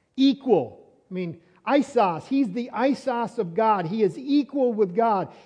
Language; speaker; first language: English; native; English